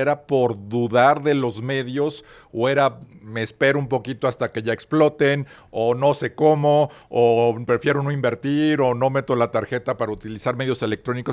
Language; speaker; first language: Spanish; native; Spanish